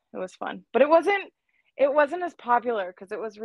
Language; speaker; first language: English; native; English